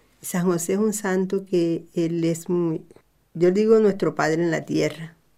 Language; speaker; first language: Spanish; native; Spanish